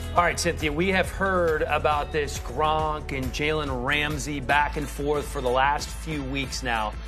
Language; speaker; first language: English; native; English